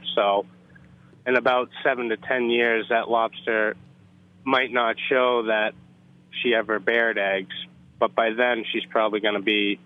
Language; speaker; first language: English; native; English